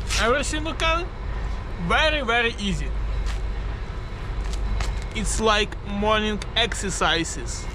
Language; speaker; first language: English; non-native, learner; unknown